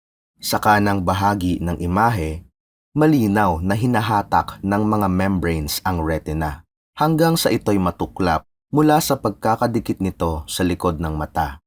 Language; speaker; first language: Filipino; native; Filipino